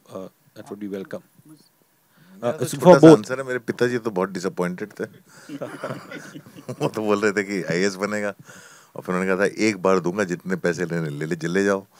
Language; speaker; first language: Hindi; native; Hindi